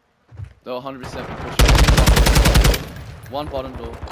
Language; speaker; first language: English; native; English